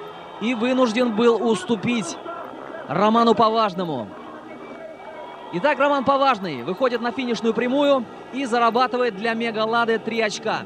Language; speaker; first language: Russian; native; Russian